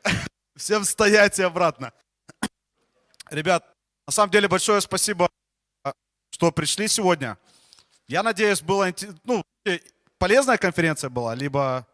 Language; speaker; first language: Russian; native; Russian